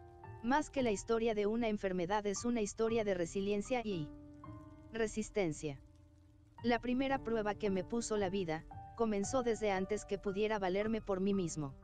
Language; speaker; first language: Spanish; native; Spanish